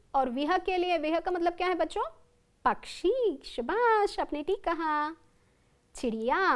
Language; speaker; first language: Hindi; non-native, local second language; Kannada